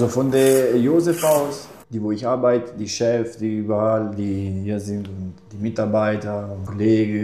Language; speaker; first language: German; non-native, fluent; Italian